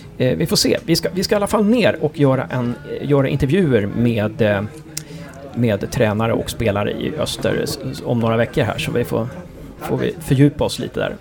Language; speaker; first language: Swedish; native; Swedish